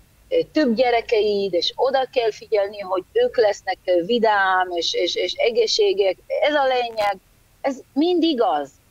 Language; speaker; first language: Hungarian; early bilingual, heritage; Hebrew